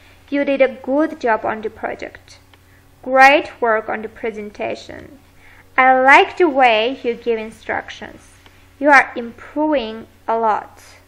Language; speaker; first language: English; non-native, fluent; Armenian